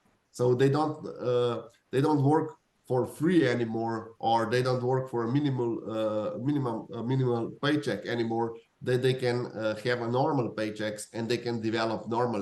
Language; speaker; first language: English; non-native, fluent; Slovenian